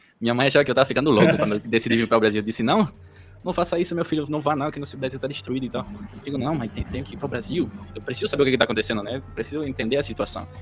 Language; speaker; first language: Portuguese; early bilingual, heritage; Portuguese